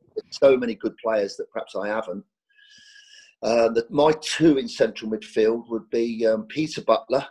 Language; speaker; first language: English; native; English